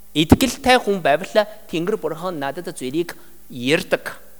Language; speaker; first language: Mongolian; non-native, learner; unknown